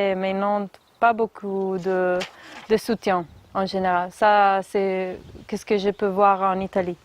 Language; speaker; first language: French; non-native, fluent; Italian